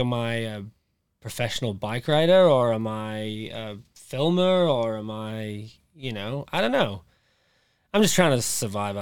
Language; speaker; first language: English; native; English